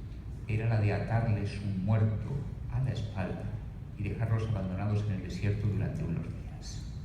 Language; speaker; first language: Spanish; native; Spanish